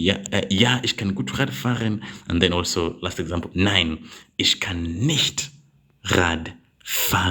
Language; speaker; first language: German; non-native, learner; English